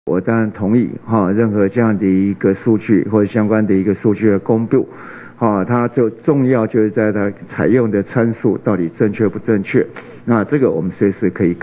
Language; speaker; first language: Chinese; native; Chinese